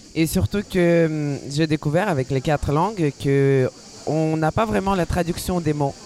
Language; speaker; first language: French; non-native, fluent; Ukrainian